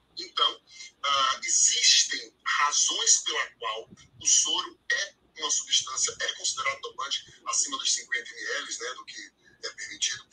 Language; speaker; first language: Portuguese; native; Portuguese